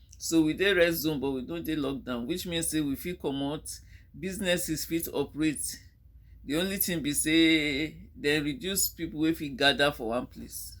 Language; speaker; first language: Nigerian Pidgin; non-native, local second language; Yoruba